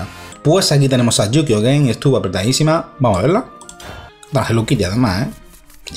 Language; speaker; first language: Spanish; native; Spanish